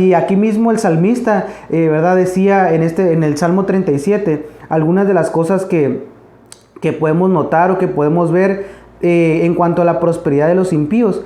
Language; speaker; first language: Spanish; native; Spanish